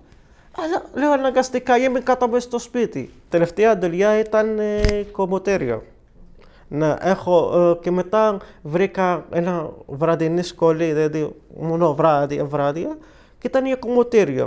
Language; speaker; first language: Greek; early bilingual, other home language; Arabic